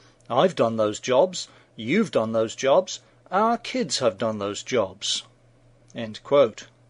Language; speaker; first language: English; native; English